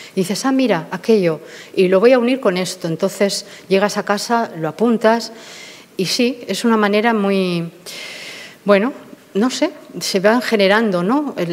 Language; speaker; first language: Spanish; native; Spanish